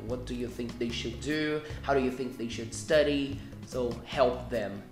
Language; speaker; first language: English; non-native, fluent; Portuguese